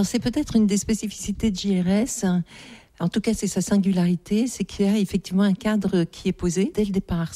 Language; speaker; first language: French; native; French